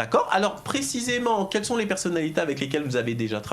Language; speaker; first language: French; native; French